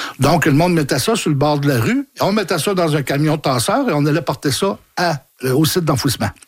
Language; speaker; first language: French; native; French